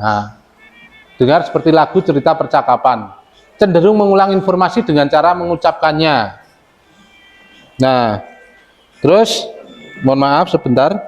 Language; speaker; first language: Indonesian; native; Indonesian